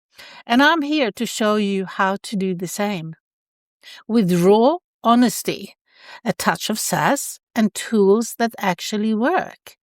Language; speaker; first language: English; non-native, fluent; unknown